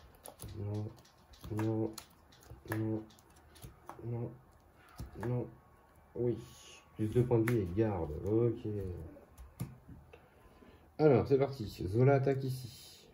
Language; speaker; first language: French; native; French